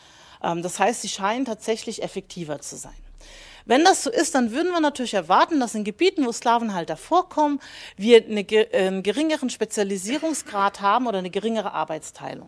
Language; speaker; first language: German; native; German